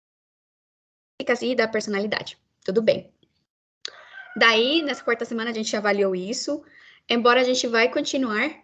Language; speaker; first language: Portuguese; non-native, fluent; Spanish